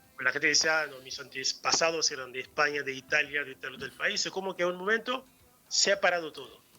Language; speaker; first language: Spanish; non-native, fluent; Haitian Creole